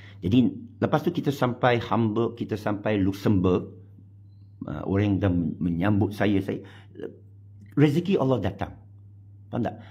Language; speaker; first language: Malay; non-native, local second language; Chinese